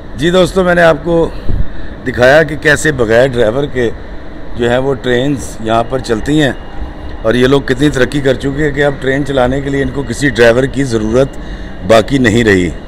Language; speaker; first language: Urdu; non-native, local second language; Punjabi